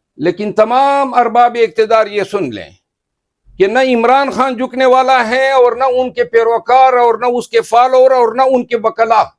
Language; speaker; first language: Urdu; non-native, local second language; Pashto